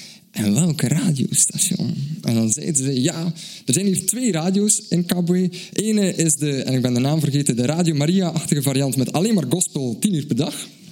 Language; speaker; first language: Dutch; native; Dutch